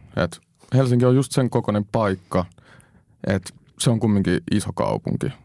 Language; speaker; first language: Finnish; native; Finnish